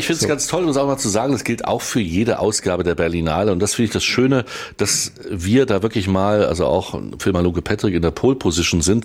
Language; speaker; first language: German; native; German